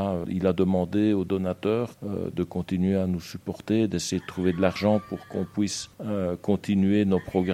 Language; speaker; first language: French; native; French